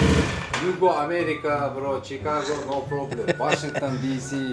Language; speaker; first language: English; non-native, learner; Turkish